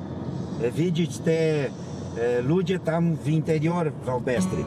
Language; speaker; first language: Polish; early bilingual, heritage; Polish